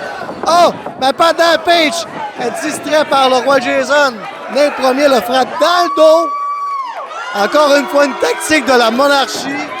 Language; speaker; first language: French; native; French